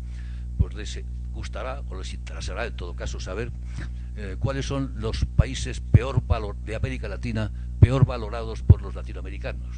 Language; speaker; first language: Spanish; native; Spanish